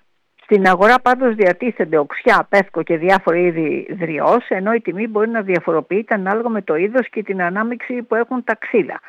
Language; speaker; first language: Greek; native; Greek